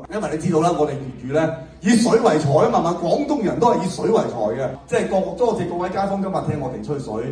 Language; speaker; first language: Cantonese; native; Cantonese